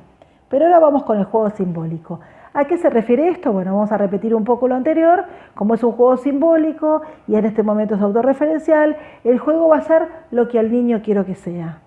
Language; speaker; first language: Spanish; native; Spanish